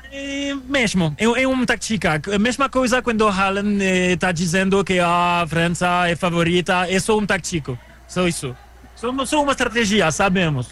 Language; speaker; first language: Portuguese; non-native, learner; French